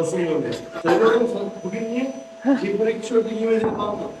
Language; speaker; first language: Turkish; native; Turkish